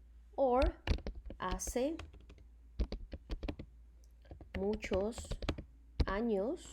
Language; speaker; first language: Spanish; non-native, fluent; English